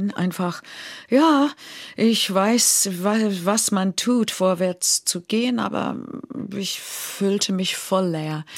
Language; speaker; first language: German; non-native, fluent; English